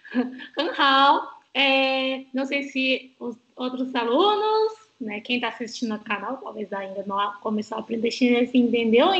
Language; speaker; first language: Portuguese; non-native, fluent; Chinese